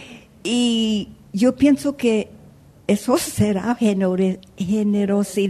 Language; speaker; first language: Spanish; early bilingual, heritage; Spanish